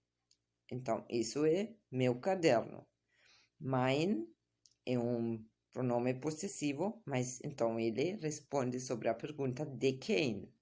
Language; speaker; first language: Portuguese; non-native, fluent; German